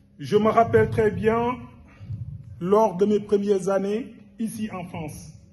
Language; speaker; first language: French; non-native, local second language; Wolof